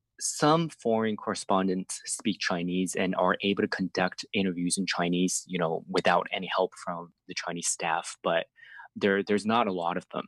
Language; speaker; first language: English; non-native, fluent; Chinese